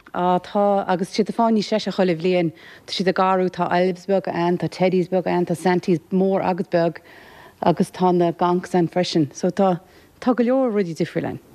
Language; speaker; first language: Irish; native; Irish